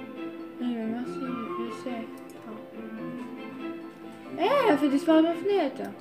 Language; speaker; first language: French; native; French